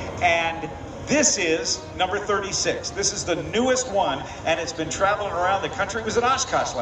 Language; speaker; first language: English; native; English